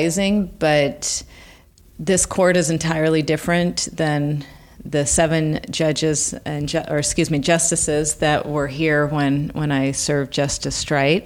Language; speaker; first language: English; native; English